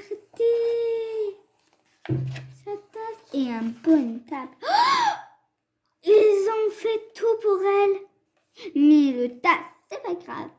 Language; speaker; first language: French; non-native, fluent; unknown